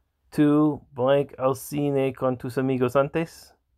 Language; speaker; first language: Spanish; non-native, learner; English